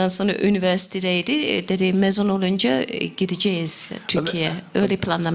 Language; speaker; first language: Turkish; non-native, fluent; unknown